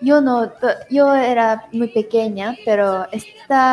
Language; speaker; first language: Spanish; non-native, learner; Japanese